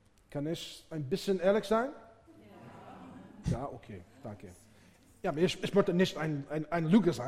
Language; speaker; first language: German; non-native, learner; English